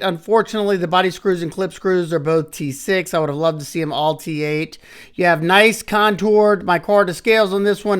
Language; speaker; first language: English; native; English